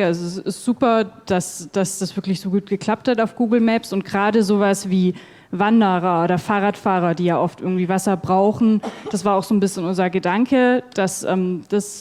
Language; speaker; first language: German; native; German